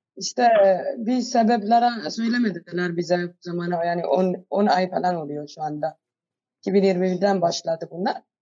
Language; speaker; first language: Turkish; non-native, learner; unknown